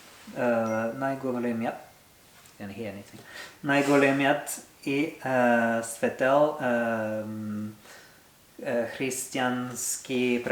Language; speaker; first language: Bulgarian; non-native, learner; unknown